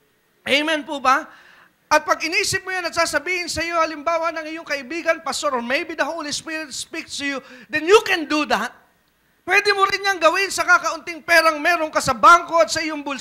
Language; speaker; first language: Filipino; native; Filipino